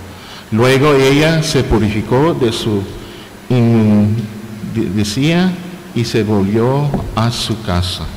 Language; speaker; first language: Spanish; non-native, fluent; English